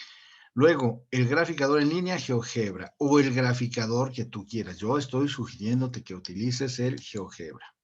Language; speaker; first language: Spanish; native; Spanish